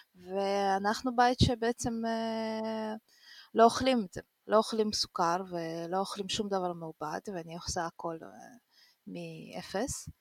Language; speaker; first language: Hebrew; early bilingual, other home language; Russian